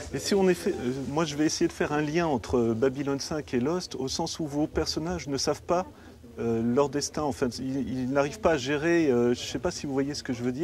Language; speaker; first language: French; native; French